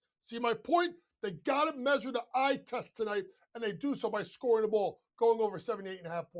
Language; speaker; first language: English; native; English